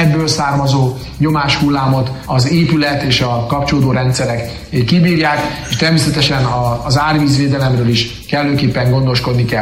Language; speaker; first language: Hungarian; native; Hungarian